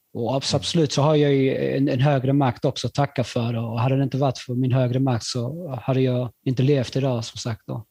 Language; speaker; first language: Swedish; early bilingual, other home language; Spanish